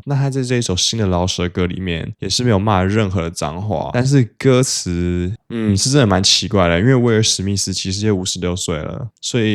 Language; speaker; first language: Chinese; native; Chinese